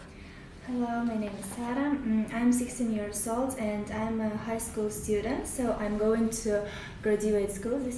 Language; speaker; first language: English; non-native, learner; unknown